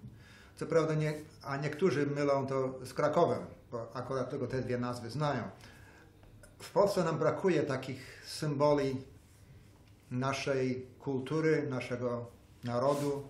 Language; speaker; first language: Polish; early bilingual, heritage; Polish